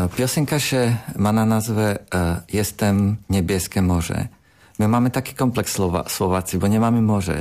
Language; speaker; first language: Polish; non-native, learner; Slovak